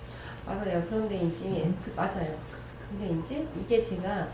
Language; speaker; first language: Korean; native; Korean